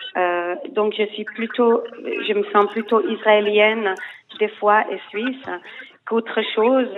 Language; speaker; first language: French; non-native, fluent; Hebrew